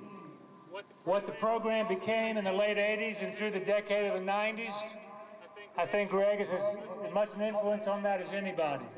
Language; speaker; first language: English; native; English